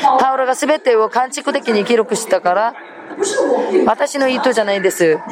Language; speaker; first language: Japanese; non-native, fluent; Korean